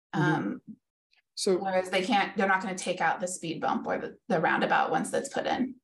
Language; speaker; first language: English; native; English